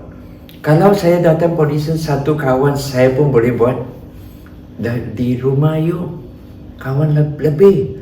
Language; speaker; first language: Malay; non-native, local second language; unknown